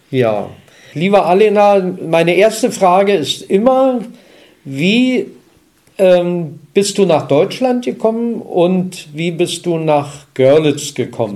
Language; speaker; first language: German; native; German